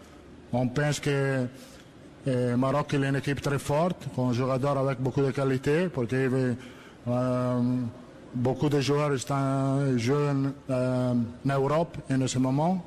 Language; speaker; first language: French; non-native, learner; Italian